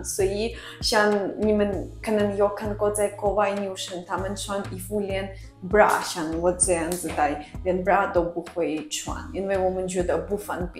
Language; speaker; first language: Chinese; non-native, fluent; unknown